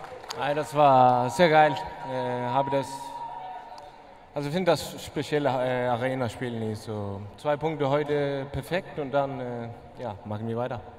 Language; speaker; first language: German; non-native, learner; Icelandic